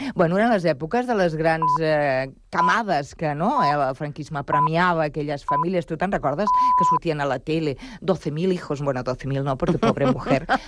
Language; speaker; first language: Catalan; early bilingual, other home language; Spanish